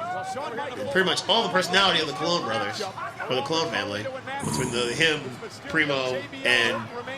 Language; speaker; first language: English; native; English